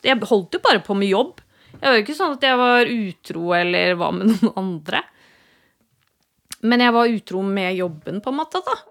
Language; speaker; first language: Norwegian; native; Norwegian